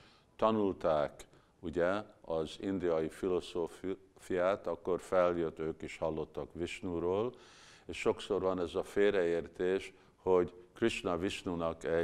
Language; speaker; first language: Hungarian; early bilingual, heritage; Hungarian